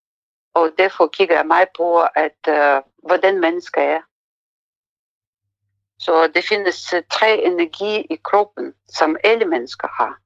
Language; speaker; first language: Danish; non-native, fluent; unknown